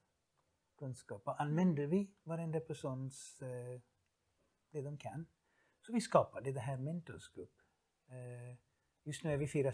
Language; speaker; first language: Swedish; non-native, fluent; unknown